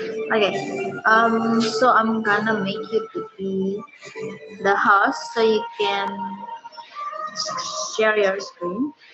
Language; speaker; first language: English; non-native, fluent; Indonesian